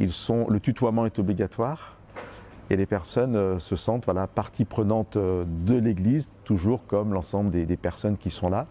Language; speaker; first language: French; native; French